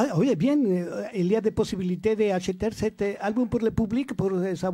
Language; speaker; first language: French; non-native, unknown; Spanish